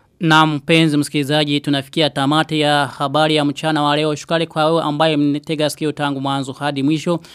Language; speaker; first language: Swahili; non-native, local second language; Rundi